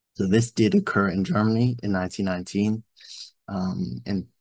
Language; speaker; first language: English; native; English